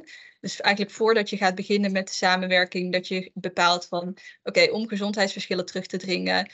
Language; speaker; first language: Dutch; native; Dutch